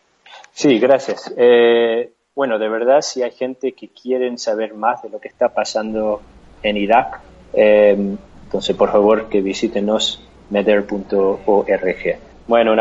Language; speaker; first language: Spanish; non-native, fluent; English